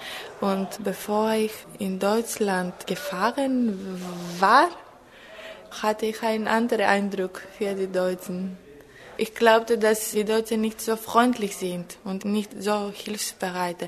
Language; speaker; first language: German; non-native, fluent; Greek